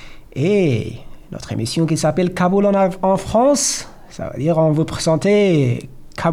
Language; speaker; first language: French; non-native, learner; Persian